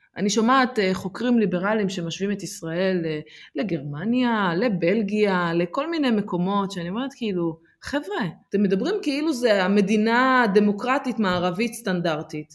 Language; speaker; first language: Hebrew; early bilingual, other home language; Amharic